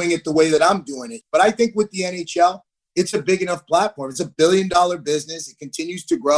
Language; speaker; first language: English; native; English